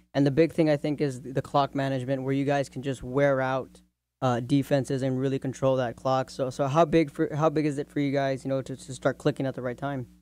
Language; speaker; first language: English; native; English